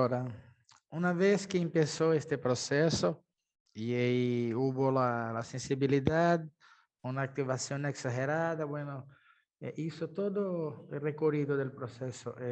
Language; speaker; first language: Spanish; non-native, fluent; Portuguese